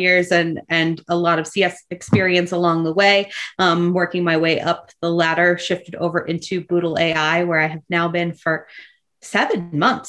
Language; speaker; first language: English; native; English